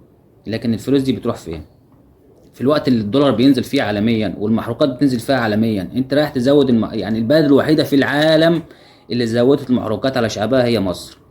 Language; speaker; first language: Arabic; native; Arabic